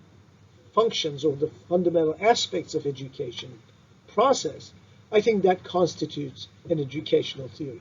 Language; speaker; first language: English; non-native, fluent; Turkish